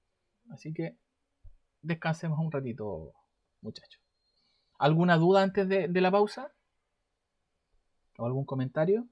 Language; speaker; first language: Spanish; native; Spanish